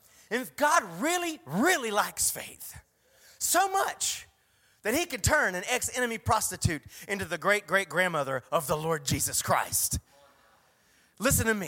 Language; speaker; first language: English; native; English